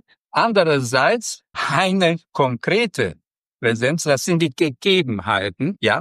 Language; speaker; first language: German; non-native, fluent; Romanian